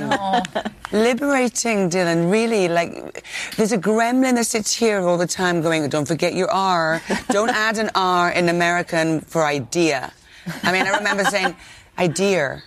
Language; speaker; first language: English; native; English